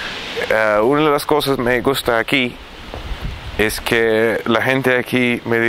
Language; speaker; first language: Spanish; non-native, fluent; Arabic